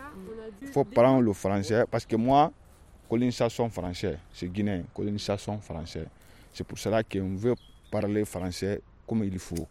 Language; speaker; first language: French; non-native, learner; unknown